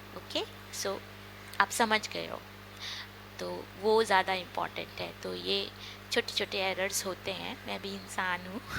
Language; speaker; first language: Hindi; non-native, local second language; Marathi